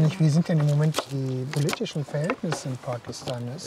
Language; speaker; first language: German; native; German